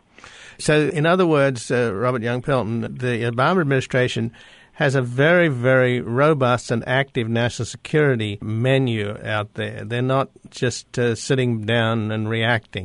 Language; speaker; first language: English; native; English